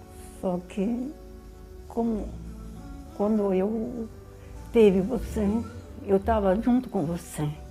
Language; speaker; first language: Portuguese; non-native, learner; Arabic